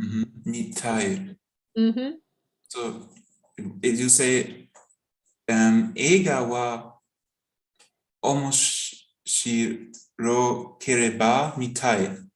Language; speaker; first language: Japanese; non-native, learner; German